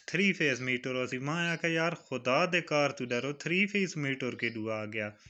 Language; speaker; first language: Punjabi; non-native, local second language; Saraiki